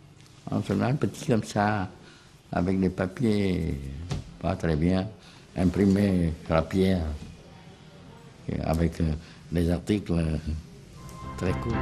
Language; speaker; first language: French; non-native, local second language; Vietnamese